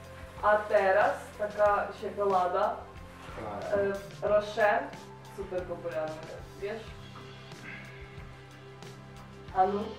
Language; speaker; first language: Polish; non-native, learner; Ukrainian